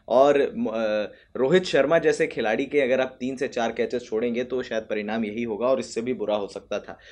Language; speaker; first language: Hindi; native; Hindi